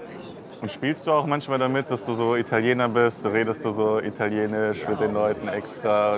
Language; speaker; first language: German; native; German